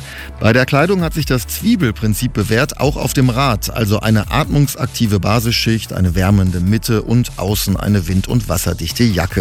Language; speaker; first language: German; native; German